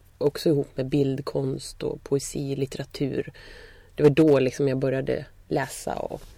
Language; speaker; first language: Swedish; native; Swedish